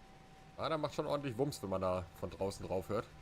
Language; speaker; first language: German; native; German